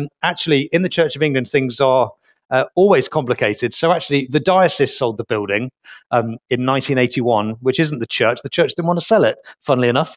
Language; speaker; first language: English; native; English